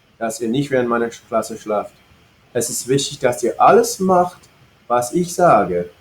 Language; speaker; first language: German; non-native, fluent; English